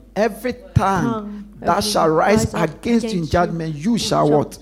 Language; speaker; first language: English; non-native, local second language; Akan